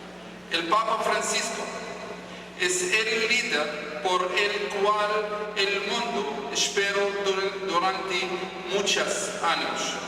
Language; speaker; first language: Spanish; non-native, fluent; Hebrew